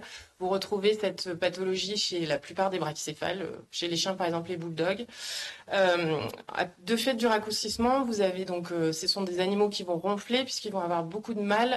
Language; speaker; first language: French; native; French